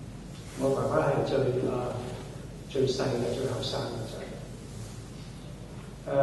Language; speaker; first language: Cantonese; early bilingual, heritage; Cantonese